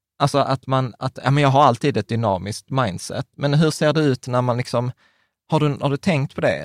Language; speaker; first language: Swedish; early bilingual, other home language; Czech